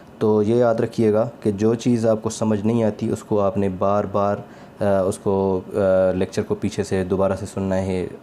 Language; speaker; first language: Urdu; non-native, local second language; Sindhi